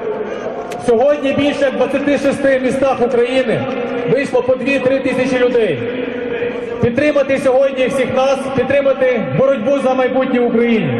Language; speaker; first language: Ukrainian; native; Ukrainian